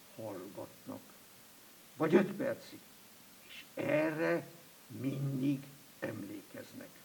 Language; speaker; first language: Hungarian; non-native, fluent; German